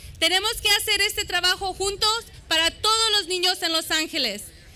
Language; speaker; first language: Spanish; early bilingual, heritage; Spanish